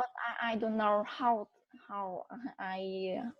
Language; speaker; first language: English; non-native, learner; Vietnamese